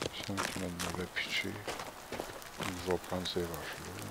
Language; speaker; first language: French; native; French